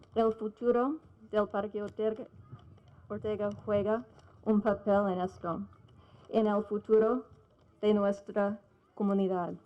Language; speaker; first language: Spanish; non-native, fluent; English